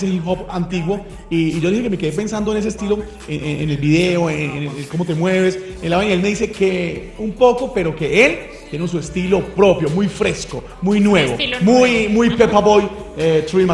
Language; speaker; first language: Spanish; native; Spanish